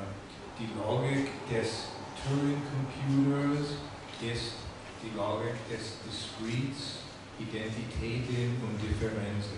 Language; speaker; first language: German; non-native, fluent; English